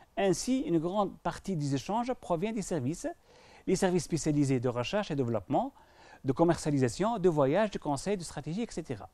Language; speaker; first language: French; non-native, local second language; Arabic